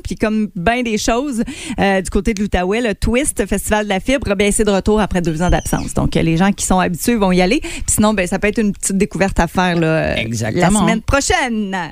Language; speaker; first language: French; native; French